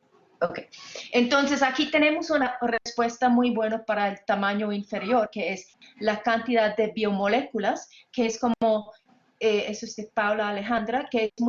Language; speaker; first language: Spanish; non-native, fluent; English